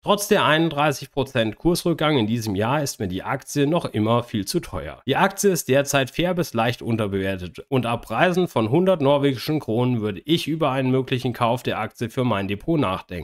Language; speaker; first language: German; native; German